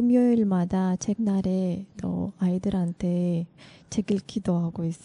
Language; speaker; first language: Korean; non-native, learner; Russian